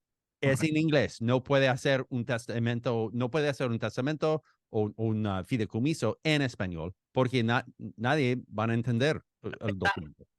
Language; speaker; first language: Spanish; non-native, fluent; English